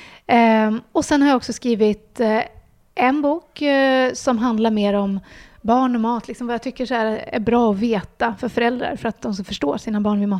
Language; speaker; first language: Swedish; native; Swedish